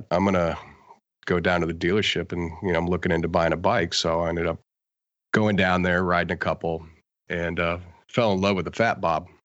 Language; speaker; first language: English; native; English